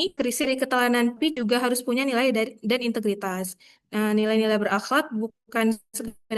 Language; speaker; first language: Indonesian; native; Indonesian